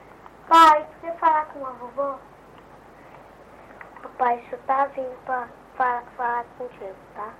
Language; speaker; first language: Portuguese; early bilingual, heritage; Portuguese